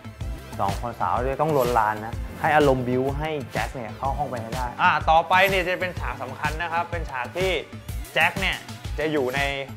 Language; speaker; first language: Thai; native; Thai